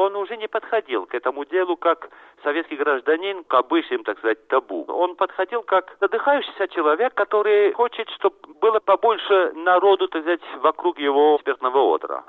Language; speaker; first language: Russian; non-native, fluent; French